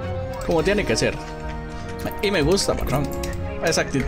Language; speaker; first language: Spanish; native; Spanish